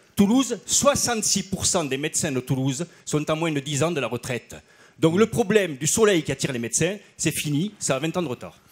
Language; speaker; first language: French; native; French